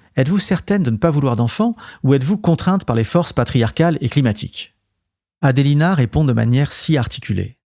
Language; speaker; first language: French; native; French